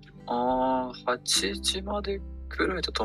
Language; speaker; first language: Japanese; non-native, learner; Ukrainian